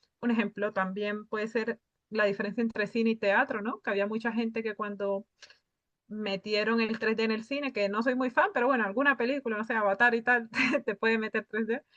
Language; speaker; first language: Spanish; native; Spanish